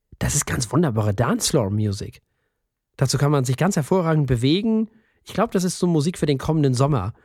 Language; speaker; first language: German; native; German